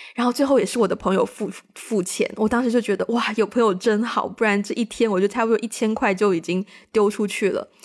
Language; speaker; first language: Chinese; native; Chinese